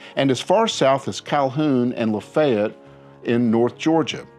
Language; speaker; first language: English; native; English